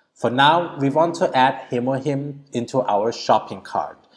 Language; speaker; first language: English; early bilingual, other home language; Thai